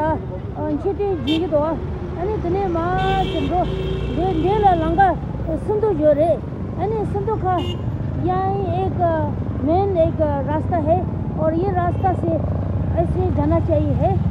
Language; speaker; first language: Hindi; non-native, local second language; Tibetan